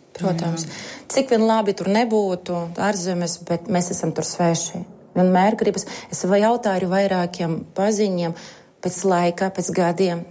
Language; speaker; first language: Latvian; native; Latvian